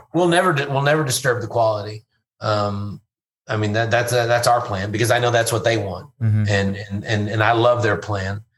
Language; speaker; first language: English; native; English